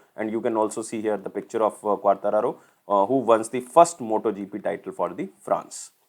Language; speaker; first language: English; non-native, local second language; Hindi